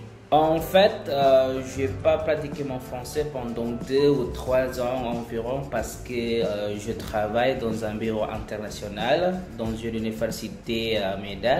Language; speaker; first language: French; non-native, learner; Indonesian